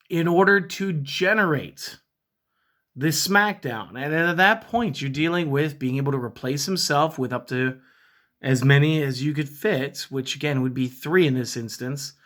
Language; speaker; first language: English; native; English